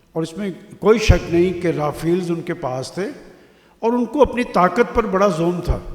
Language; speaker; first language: Urdu; non-native, local second language; Punjabi